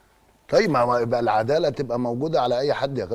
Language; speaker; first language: Arabic; native; Arabic